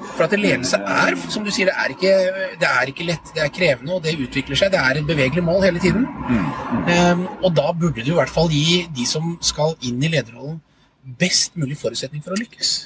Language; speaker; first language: Norwegian; native; Norwegian